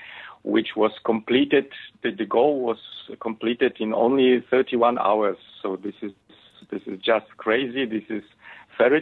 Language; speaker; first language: English; non-native, fluent; Polish